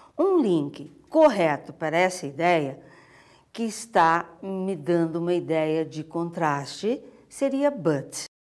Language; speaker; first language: Portuguese; native; Portuguese